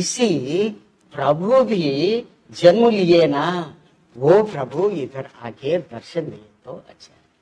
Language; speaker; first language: Hindi; non-native, local second language; Telugu